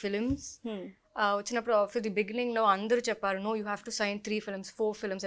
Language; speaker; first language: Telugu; non-native, fluent; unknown